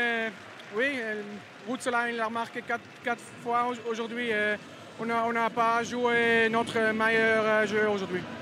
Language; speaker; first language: French; non-native, local second language; German